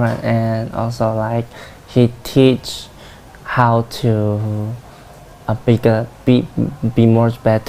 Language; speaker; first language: English; non-native, learner; Chinese